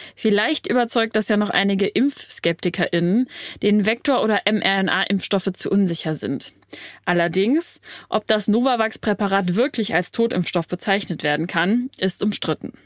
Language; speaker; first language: German; native; German